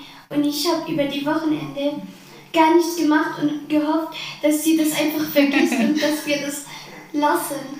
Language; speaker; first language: German; early bilingual, other home language; Arabic